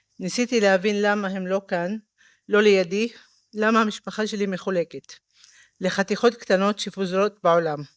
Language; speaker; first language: Hebrew; non-native, local second language; Arabic